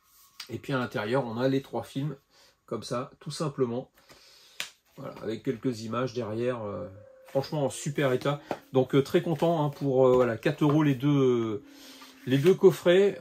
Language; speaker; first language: French; native; French